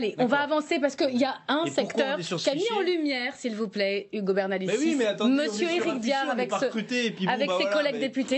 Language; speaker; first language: French; native; French